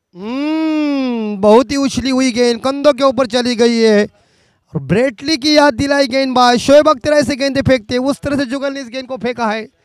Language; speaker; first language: Hindi; non-native, local second language; Marathi